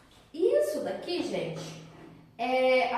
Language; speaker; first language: Portuguese; native; Portuguese